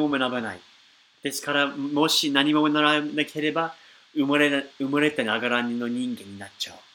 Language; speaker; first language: Japanese; non-native, fluent; English